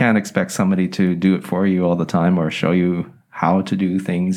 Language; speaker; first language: English; native; English